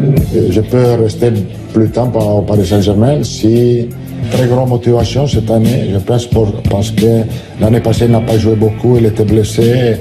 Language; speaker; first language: French; non-native, learner; Italian